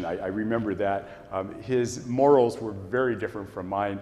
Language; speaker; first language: English; native; English